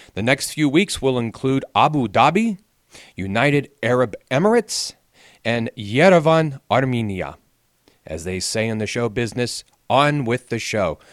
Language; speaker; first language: English; native; English